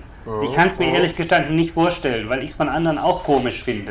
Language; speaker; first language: German; native; German